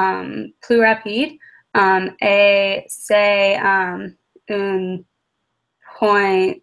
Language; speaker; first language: French; non-native, learner; English